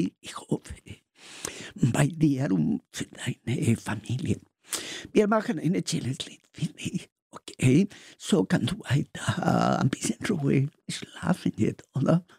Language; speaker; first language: German; non-native, learner; Spanish